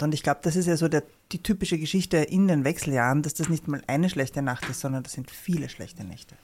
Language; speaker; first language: German; native; German